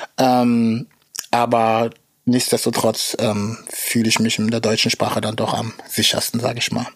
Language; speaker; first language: German; early bilingual, other home language; Russian